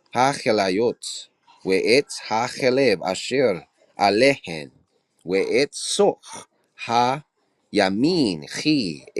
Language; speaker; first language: Hebrew; non-native, learner; English